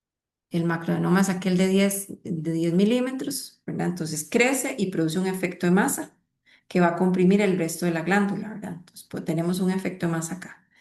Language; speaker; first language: Spanish; native; Spanish